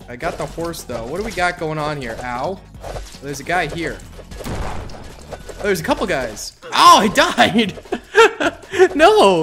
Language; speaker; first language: English; native; English